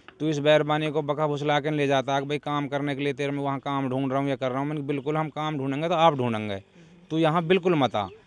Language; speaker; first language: Hindi; native; Hindi